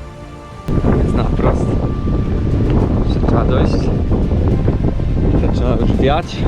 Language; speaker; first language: Polish; native; Polish